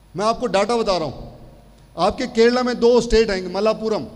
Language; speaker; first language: Hindi; native; Hindi